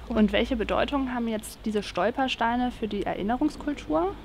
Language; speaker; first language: German; native; German